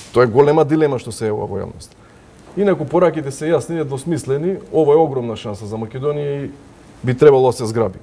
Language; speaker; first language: Macedonian; native; Macedonian